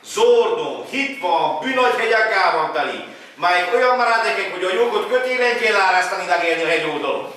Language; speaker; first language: Hungarian; native; Hungarian